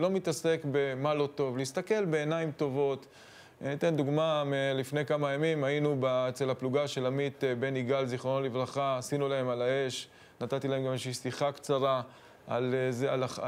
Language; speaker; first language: Hebrew; native; Hebrew